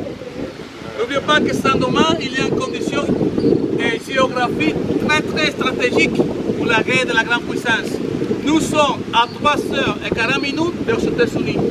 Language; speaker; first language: French; non-native, fluent; Spanish